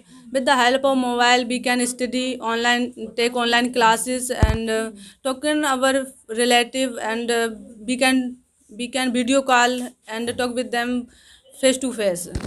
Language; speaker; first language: English; non-native, learner; Hindi